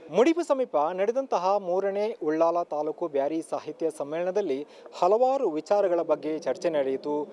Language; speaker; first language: Kannada; non-native, local second language; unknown